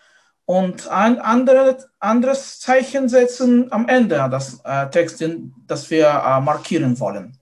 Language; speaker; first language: German; non-native, fluent; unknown